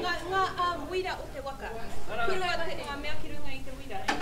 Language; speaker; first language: Māori; non-native, learner; English